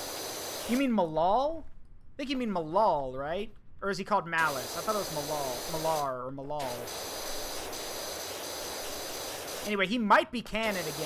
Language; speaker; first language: English; native; English